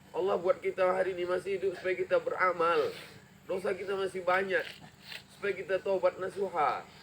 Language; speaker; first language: Indonesian; native; Indonesian